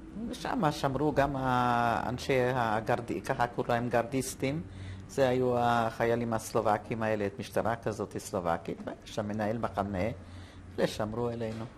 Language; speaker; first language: Hebrew; non-native, fluent; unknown